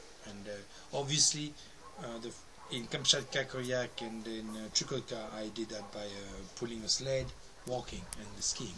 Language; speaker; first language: English; native; English